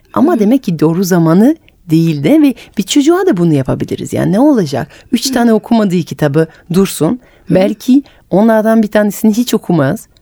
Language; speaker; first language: Turkish; non-native, fluent; French